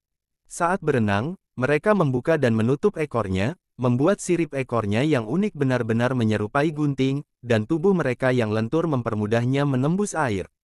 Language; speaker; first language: Indonesian; native; Indonesian